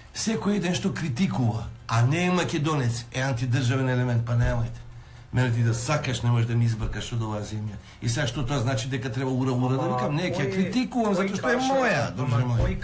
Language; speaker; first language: Macedonian; non-native, local second language; Albanian